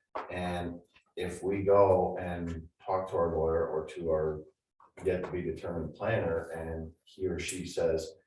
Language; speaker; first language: English; native; English